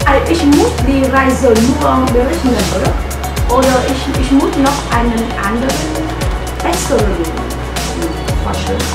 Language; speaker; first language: German; non-native, learner; Vietnamese